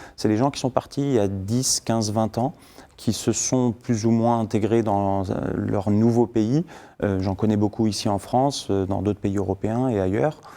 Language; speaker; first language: French; early bilingual, other home language; Syriac